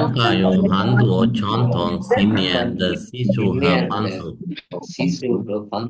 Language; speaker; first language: Chinese; non-native, learner; Sinhala